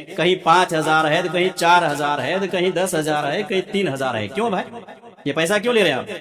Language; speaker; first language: Urdu; non-native, local second language; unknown